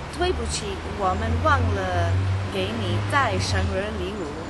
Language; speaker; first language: Chinese; non-native, learner; English